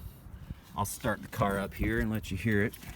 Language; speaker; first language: English; native; English